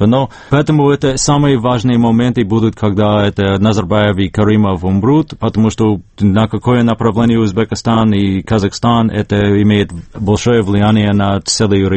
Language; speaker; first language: Russian; non-native, fluent; English